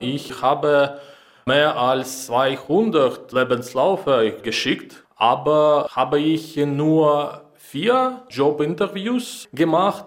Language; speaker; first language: German; non-native, learner; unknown